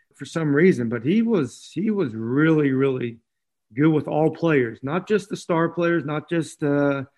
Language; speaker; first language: English; native; English